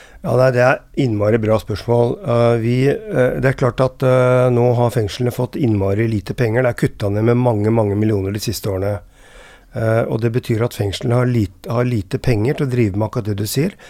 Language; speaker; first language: Norwegian; native; Norwegian